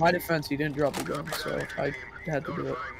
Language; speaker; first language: English; native; English